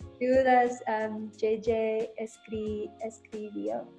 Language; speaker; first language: Spanish; non-native, learner; English